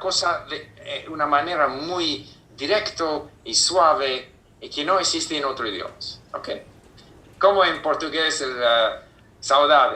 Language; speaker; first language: Spanish; non-native, fluent; English